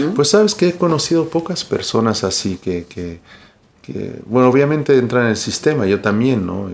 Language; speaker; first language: Spanish; early bilingual, heritage; Spanish